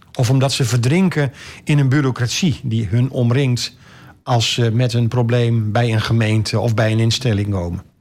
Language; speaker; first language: Dutch; native; Dutch